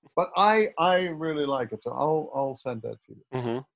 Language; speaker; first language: English; non-native, fluent; Dutch